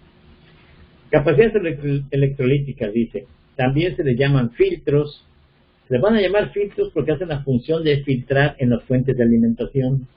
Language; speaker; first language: Spanish; native; Spanish